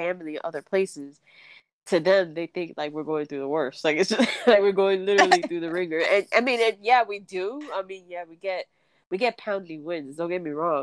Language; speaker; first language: English; native; English